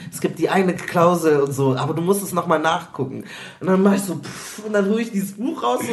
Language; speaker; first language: German; early bilingual, other home language; Igbo